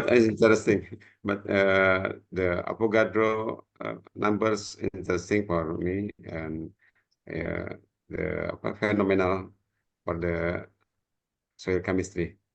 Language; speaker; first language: English; non-native, learner; Indonesian